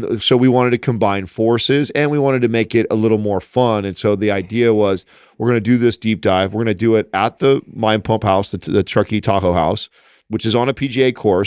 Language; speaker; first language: English; native; English